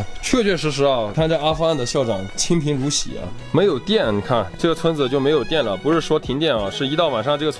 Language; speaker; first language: Chinese; native; Chinese